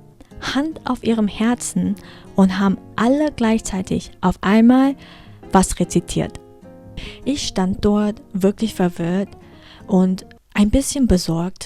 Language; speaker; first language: German; early bilingual, heritage; German